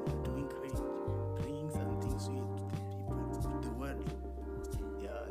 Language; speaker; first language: English; non-native, local second language; Venda